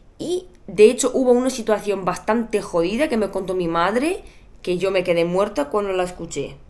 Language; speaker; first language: Spanish; non-native, fluent; Bulgarian